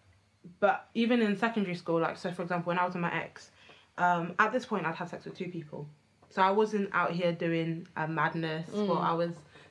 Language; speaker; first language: English; native; English